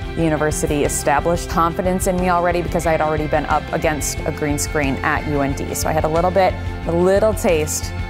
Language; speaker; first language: English; native; English